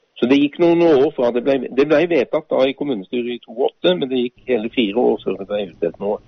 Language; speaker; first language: Norwegian; native; Norwegian